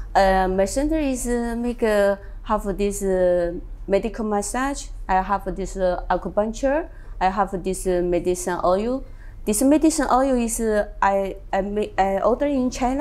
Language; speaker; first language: English; non-native, learner; Chinese